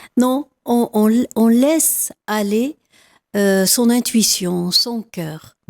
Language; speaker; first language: French; non-native, local second language; Arabic